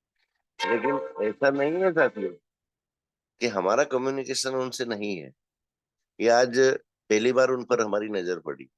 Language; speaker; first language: Hindi; native; Hindi